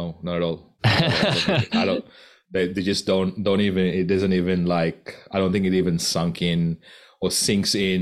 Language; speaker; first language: English; non-native, local second language; Konkani